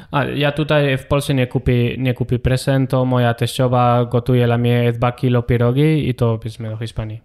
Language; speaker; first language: Polish; non-native, learner; Spanish